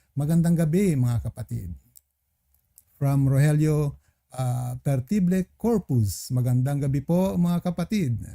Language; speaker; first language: Filipino; native; Filipino